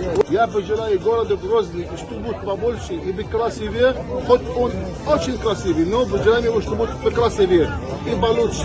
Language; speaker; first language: Russian; non-native, learner; Arabic